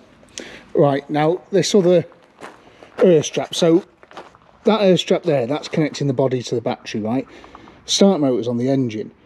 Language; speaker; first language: English; native; English